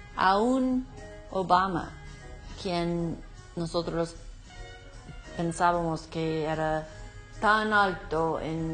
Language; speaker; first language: Spanish; non-native, learner; English